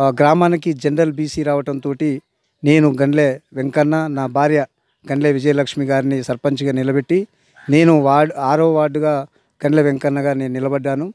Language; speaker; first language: Telugu; native; Telugu